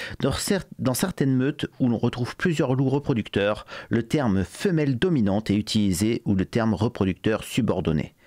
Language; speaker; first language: French; native; French